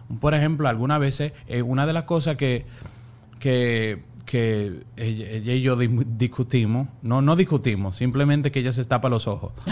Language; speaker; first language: Spanish; native; Spanish